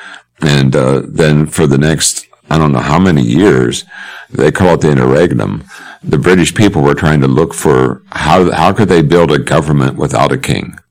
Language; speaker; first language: English; native; English